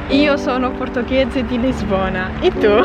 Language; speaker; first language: Italian; non-native, learner; Portuguese